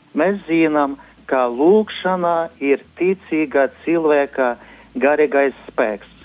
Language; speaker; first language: Latvian; non-native, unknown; Ukrainian